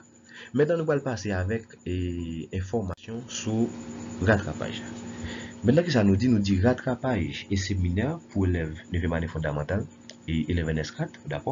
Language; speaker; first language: French; non-native, local second language; Haitian Creole